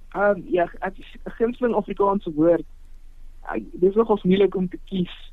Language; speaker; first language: Afrikaans; non-native, local second language; Tswana